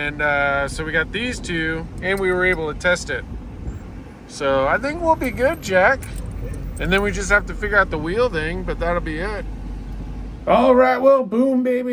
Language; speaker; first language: English; native; English